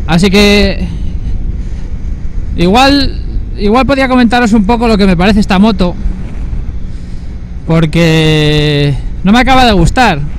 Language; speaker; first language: Spanish; native; Spanish